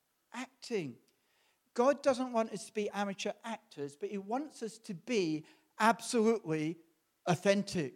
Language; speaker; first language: English; native; English